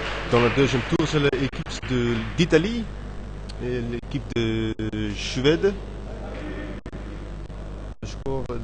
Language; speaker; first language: French; non-native, learner; Dutch